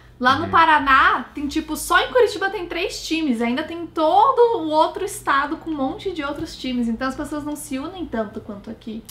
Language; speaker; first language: Portuguese; native; Portuguese